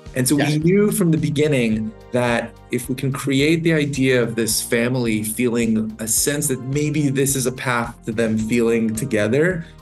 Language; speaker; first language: English; native; English